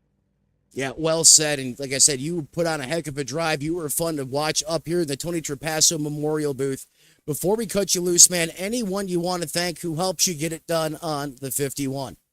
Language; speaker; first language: English; native; English